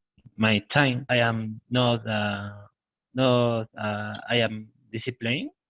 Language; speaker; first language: English; non-native, learner; Spanish